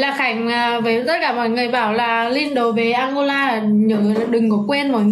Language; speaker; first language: Vietnamese; native; Vietnamese